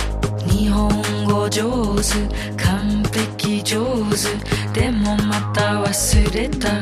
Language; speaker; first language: Japanese; non-native, learner; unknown